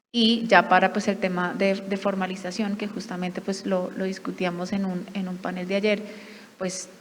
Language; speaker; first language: Spanish; native; Spanish